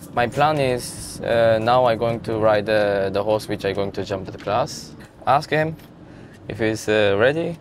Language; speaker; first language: English; non-native, learner; Japanese